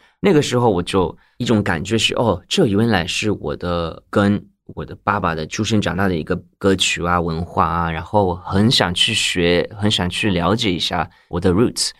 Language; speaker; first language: Chinese; non-native, fluent; Japanese